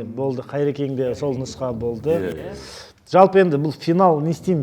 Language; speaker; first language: Kazakh; native; Kazakh